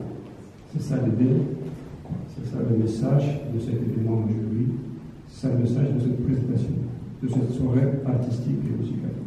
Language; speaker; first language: French; non-native, fluent; Azerbaijani